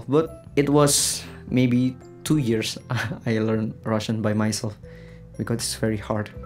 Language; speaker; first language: English; non-native, learner; Indonesian